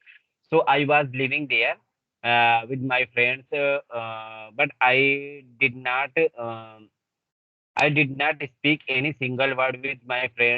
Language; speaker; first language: English; non-native, learner; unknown